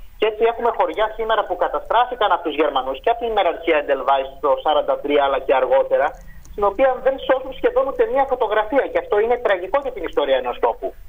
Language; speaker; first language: Greek; native; Greek